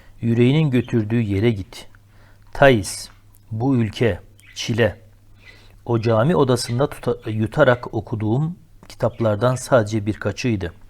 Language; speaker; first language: Turkish; native; Turkish